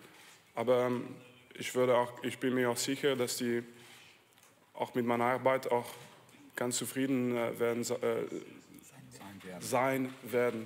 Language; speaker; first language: German; non-native, fluent; French